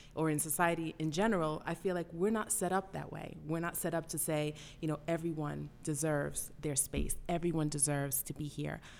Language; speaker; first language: English; early bilingual, other home language; Spanish